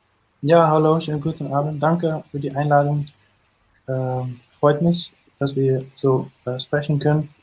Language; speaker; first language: German; non-native, fluent; Dutch